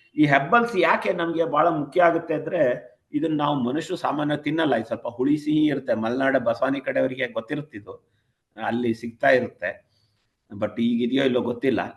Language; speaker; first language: Kannada; non-native, local second language; Tamil